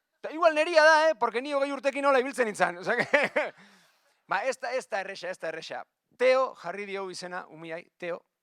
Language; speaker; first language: Basque; native; Basque